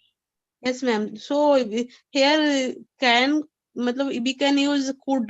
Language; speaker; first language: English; non-native, learner; Hindi